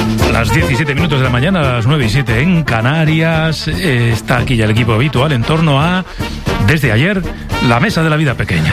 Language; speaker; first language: Spanish; native; Spanish